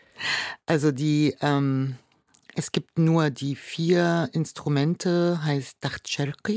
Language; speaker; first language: German; non-native, fluent; Arabic